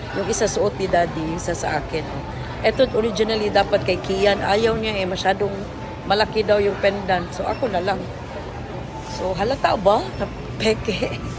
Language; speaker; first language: Filipino; native; Filipino